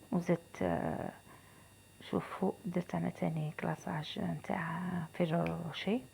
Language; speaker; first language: Arabic; native; Arabic